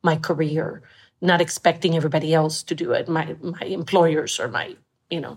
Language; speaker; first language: English; non-native, fluent; Spanish